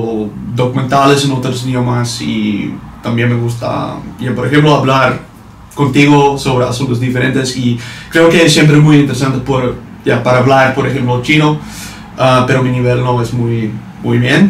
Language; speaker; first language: Spanish; non-native, learner; Dutch